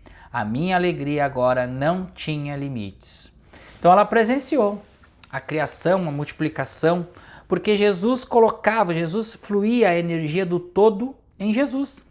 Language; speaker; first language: Portuguese; native; Portuguese